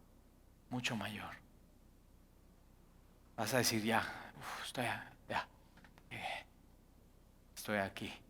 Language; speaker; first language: Spanish; native; Spanish